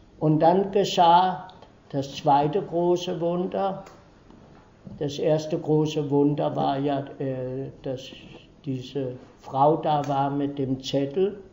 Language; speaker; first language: German; early bilingual, heritage; German